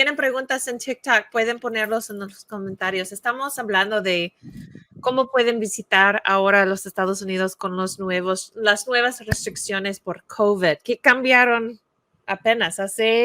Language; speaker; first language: Spanish; non-native, fluent; English